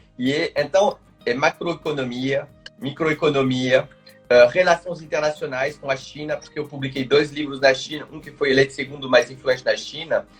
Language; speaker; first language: Portuguese; non-native, fluent; French